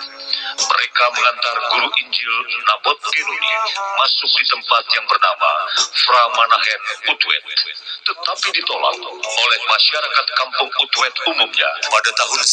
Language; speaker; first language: Indonesian; native; Indonesian